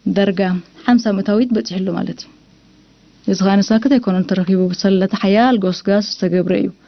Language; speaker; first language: Tigrinya; non-native, local second language; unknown